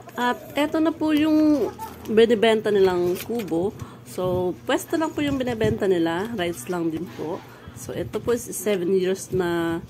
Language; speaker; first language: Filipino; non-native, local second language; Bikol